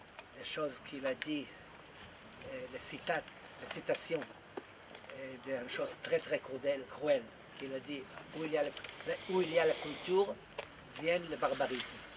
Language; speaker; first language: French; non-native, fluent; Hebrew